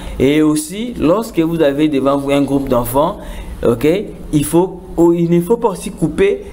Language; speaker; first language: French; non-native, local second language; Lingala